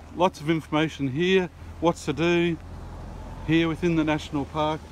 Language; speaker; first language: English; native; English